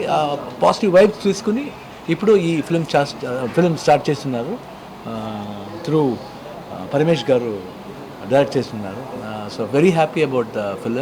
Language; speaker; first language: Telugu; non-native, learner; Kannada